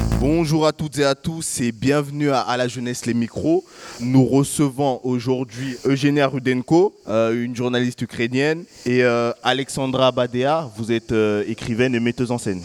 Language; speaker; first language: French; native; French